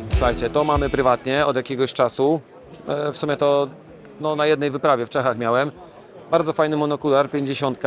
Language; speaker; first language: Polish; native; Polish